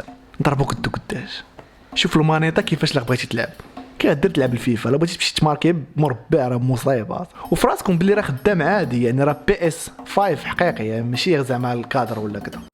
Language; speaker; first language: Arabic; native; Arabic